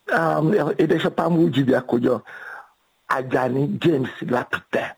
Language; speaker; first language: Hungarian; non-native, fluent; Yoruba